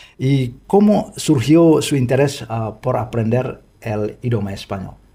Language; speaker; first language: Spanish; non-native, fluent; Indonesian